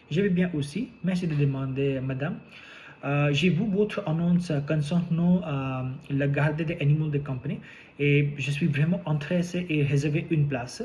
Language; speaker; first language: French; non-native, learner; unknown